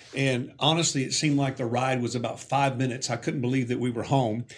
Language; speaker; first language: English; native; English